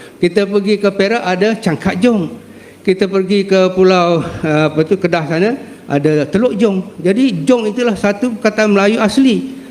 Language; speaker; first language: Malay; native; Malay